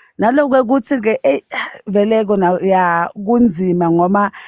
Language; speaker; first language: Zulu; non-native, local second language; Swati